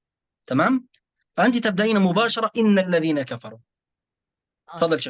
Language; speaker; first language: Arabic; native; Arabic